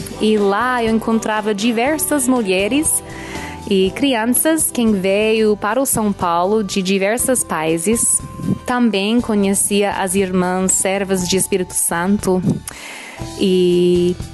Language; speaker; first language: Portuguese; non-native, fluent; English